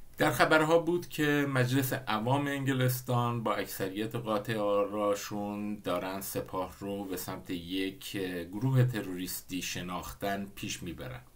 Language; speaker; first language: Persian; non-native, local second language; Kurdish